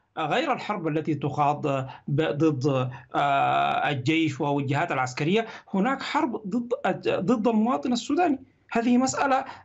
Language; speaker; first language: Arabic; native; Arabic